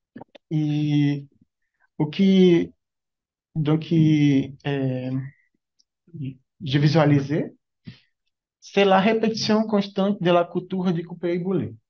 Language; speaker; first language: French; non-native, learner; Portuguese